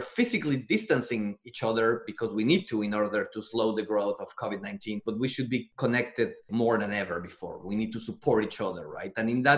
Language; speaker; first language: English; non-native, fluent; Spanish